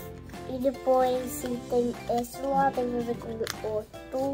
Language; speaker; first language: Portuguese; early bilingual, heritage; English